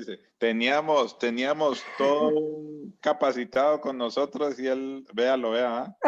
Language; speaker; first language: Spanish; native; Spanish